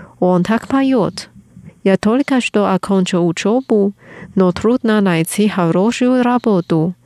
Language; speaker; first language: Russian; non-native, fluent; Chinese